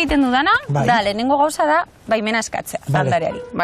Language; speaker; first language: Basque; non-native, local second language; Spanish